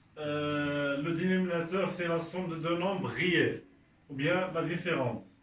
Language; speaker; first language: French; non-native, local second language; Arabic